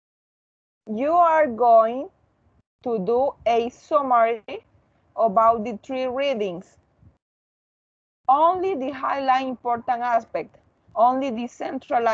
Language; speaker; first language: English; non-native, learner; Spanish